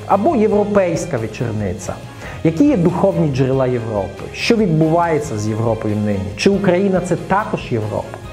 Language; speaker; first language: Ukrainian; non-native, fluent; Russian